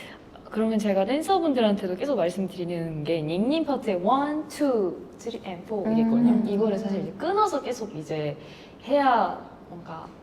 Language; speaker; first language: Korean; non-native, fluent; Japanese